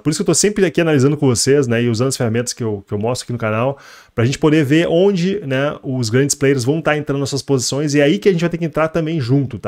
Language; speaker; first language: Portuguese; native; Portuguese